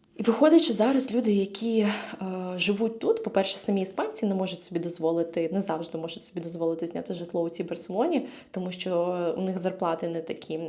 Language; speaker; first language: Ukrainian; native; Ukrainian